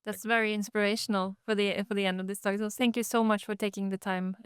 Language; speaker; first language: English; non-native, fluent; Norwegian